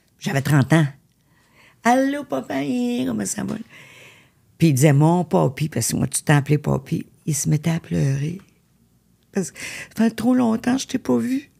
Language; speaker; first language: French; native; French